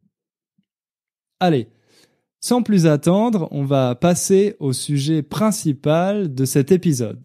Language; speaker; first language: French; native; French